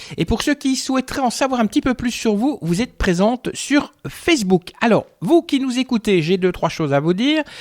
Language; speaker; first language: French; native; French